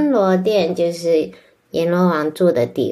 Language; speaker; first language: Chinese; native; Chinese